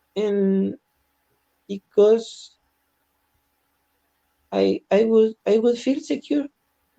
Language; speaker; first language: English; non-native, learner; Spanish